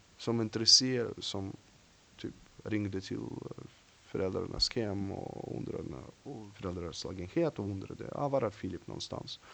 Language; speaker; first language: Swedish; non-native, fluent; Russian